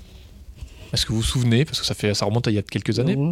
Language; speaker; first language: French; native; French